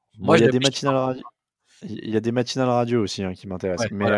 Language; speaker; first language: French; native; French